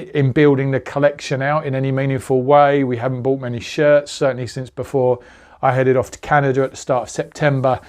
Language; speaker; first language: English; native; English